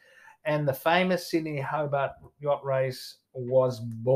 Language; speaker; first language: English; native; English